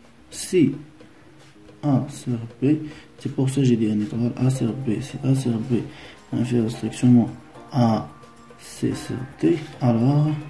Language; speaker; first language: French; non-native, local second language; Arabic